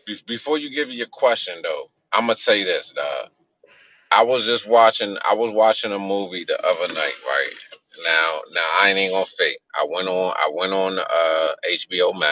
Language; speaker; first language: English; native; English